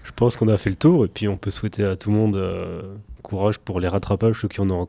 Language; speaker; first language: French; native; French